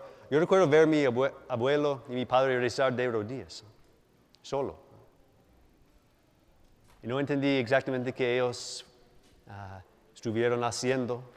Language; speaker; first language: Spanish; non-native, fluent; English